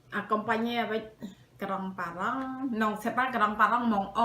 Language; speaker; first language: French; non-native, learner; Khmer